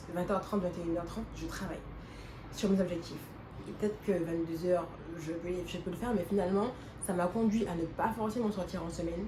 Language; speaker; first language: French; native; French